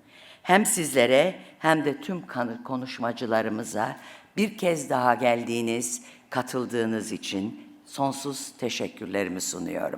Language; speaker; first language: Turkish; native; Turkish